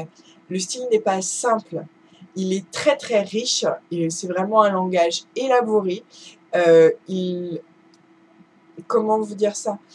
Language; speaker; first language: French; native; French